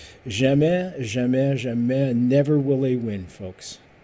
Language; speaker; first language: English; native; English